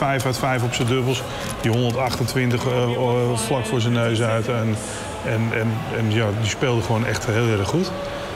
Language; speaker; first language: Dutch; native; Dutch